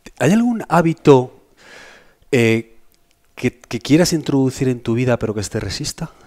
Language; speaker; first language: Spanish; native; Spanish